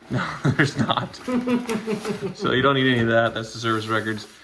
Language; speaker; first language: English; native; English